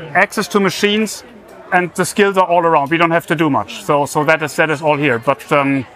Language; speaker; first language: English; non-native, fluent; German